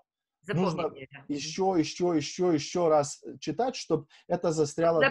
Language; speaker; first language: Russian; non-native, fluent; Lithuanian